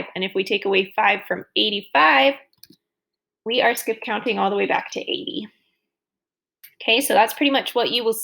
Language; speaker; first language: English; native; English